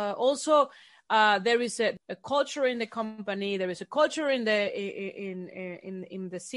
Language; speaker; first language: English; non-native, fluent; Spanish